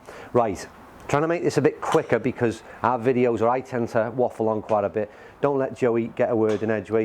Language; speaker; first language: English; native; English